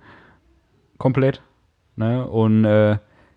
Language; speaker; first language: German; native; German